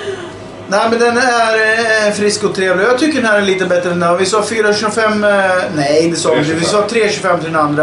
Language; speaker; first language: Swedish; native; Swedish